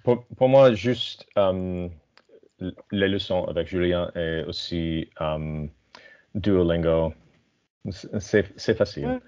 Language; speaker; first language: French; non-native, learner; English